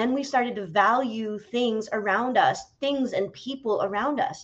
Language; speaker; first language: English; native; English